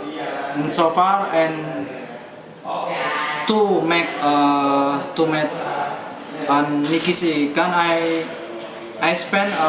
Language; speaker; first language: English; non-native, learner; Indonesian